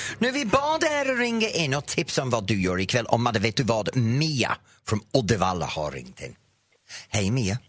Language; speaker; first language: Swedish; non-native, fluent; English